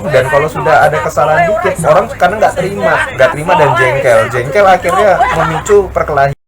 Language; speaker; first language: Indonesian; native; Indonesian